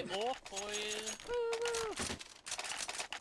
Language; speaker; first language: English; native; English